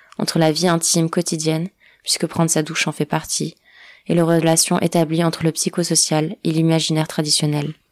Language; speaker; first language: French; non-native, fluent; Portuguese